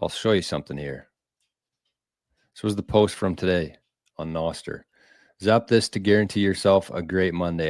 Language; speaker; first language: English; native; English